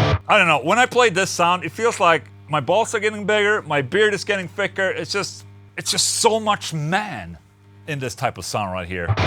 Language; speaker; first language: English; non-native, fluent; Swedish